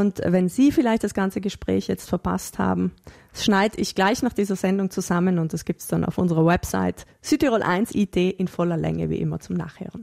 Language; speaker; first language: German; native; German